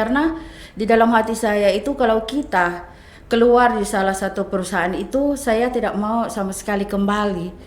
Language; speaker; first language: Indonesian; non-native, fluent; Filipino